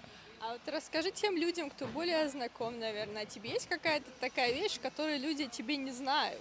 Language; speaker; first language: Russian; native; Russian